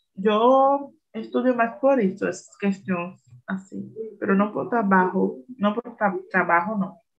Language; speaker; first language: Spanish; non-native, learner; Portuguese